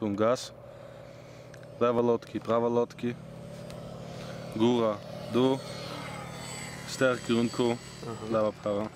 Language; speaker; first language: Polish; non-native, learner; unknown